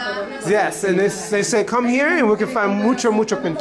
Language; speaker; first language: English; native; English